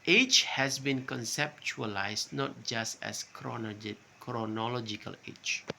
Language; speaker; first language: English; non-native, local second language; Malay